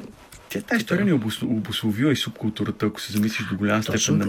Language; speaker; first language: Bulgarian; native; Bulgarian